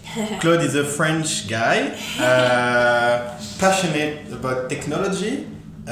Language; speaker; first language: English; non-native, fluent; French